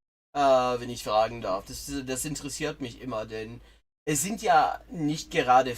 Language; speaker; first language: German; non-native, fluent; English